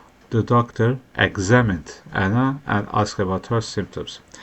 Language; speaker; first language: English; non-native, fluent; Turkish